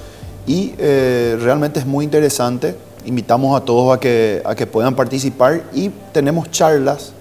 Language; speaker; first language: Spanish; native; Spanish